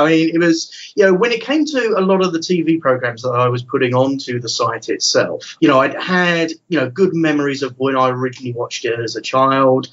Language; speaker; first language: English; native; English